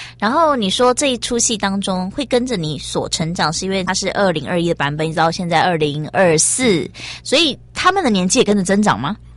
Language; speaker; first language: Chinese; native; Chinese